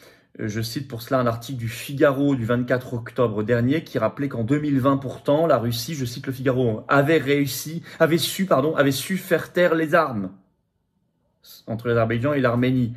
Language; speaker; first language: French; native; French